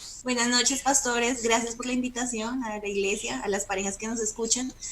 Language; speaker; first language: Spanish; native; Spanish